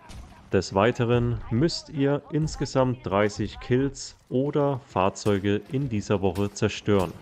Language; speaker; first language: German; native; German